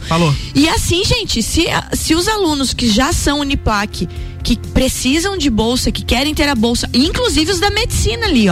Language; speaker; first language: Portuguese; native; Portuguese